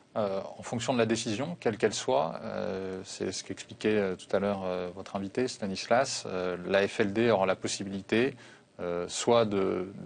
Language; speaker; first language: French; native; French